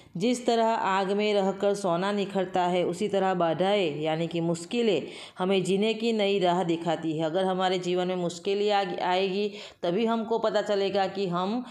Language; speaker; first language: Hindi; non-native, local second language; Gujarati